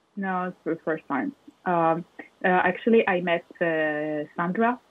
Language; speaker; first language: English; non-native, fluent; Arabic